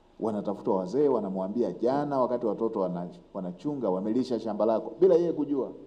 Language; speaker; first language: Swahili; native; Swahili